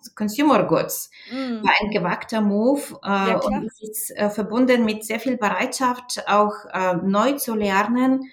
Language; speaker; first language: German; non-native, fluent; Bulgarian